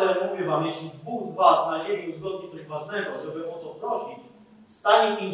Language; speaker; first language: Polish; native; Polish